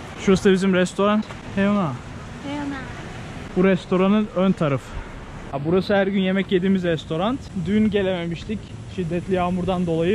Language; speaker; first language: Turkish; native; Turkish